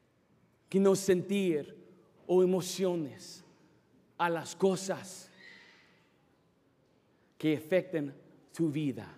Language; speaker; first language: Spanish; non-native, fluent; English